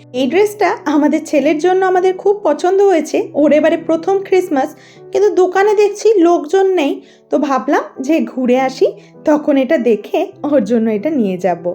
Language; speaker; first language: Bangla; native; Bangla